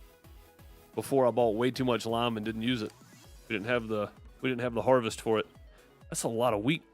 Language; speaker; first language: English; native; English